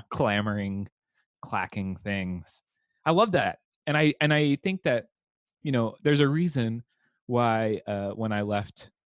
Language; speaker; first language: English; native; English